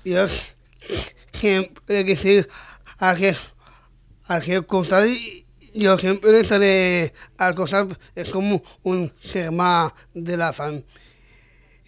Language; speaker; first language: Catalan; non-native, local second language; Spanish